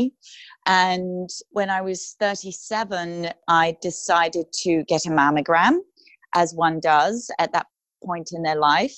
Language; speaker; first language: English; native; English